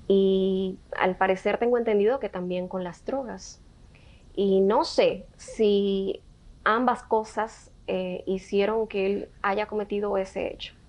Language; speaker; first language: Spanish; native; Spanish